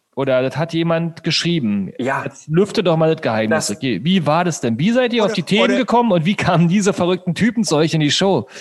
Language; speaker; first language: German; native; German